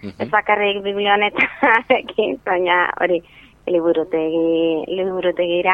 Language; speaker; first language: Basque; non-native, local second language; Spanish